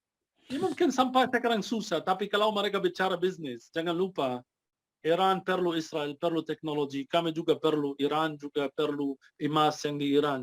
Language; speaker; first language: Indonesian; non-native, fluent; Arabic